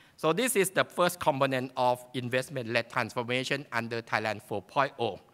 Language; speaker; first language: English; non-native, fluent; Thai